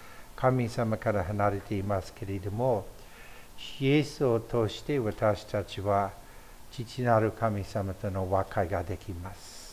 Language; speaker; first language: Japanese; non-native, fluent; English